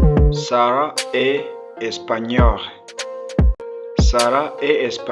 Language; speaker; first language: French; non-native, local second language; Kinyarwanda